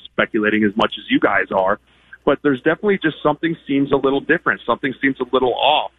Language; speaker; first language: English; native; English